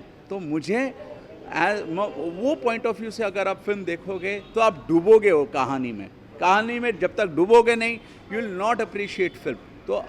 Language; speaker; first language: Hindi; native; Hindi